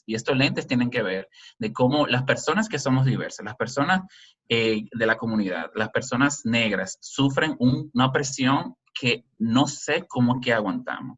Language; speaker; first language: Spanish; native; Spanish